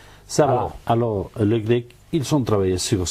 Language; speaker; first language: French; non-native, learner; Catalan